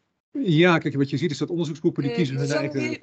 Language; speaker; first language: Dutch; native; Dutch